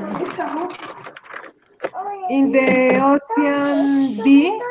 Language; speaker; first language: English; non-native, learner; Spanish